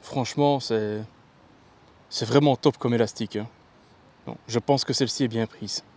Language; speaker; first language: French; native; French